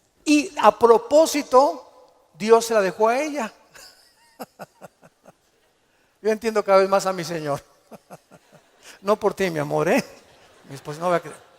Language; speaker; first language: Spanish; native; Spanish